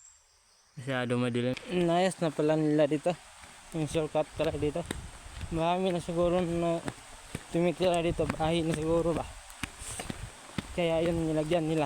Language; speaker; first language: Filipino; non-native, local second language; Cebuano